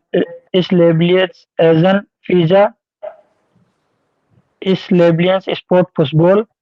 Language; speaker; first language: German; non-native, learner; Hindi